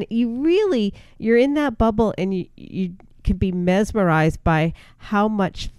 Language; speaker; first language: English; native; English